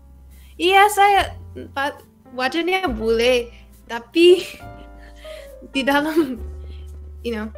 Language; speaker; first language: Indonesian; early bilingual, heritage; Indonesian